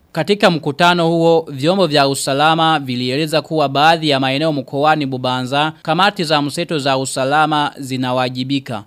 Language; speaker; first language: Swahili; non-native, local second language; Rundi